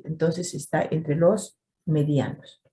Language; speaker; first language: Spanish; native; Spanish